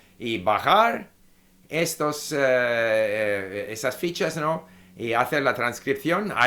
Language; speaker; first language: Spanish; non-native, fluent; English